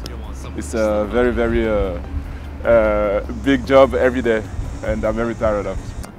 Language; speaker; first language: English; non-native, fluent; French